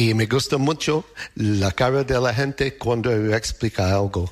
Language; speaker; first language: Spanish; non-native, learner; English